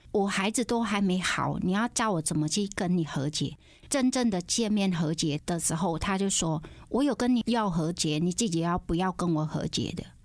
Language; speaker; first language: Chinese; non-native, fluent; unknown